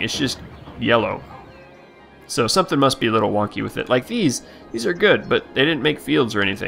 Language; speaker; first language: English; native; English